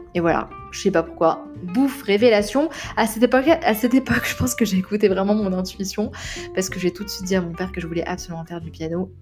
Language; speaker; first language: French; non-native, local second language; Arabic